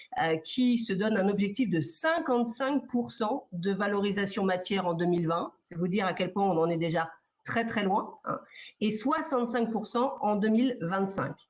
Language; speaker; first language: French; native; French